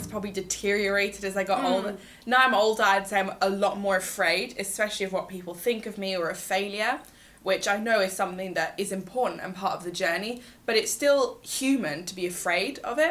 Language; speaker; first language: English; native; English